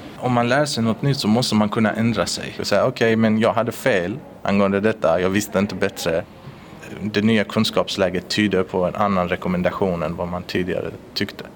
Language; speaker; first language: Swedish; early bilingual, other home language; Persian